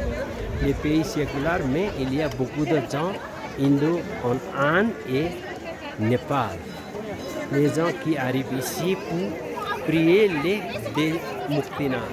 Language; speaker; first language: French; non-native, learner; Nepali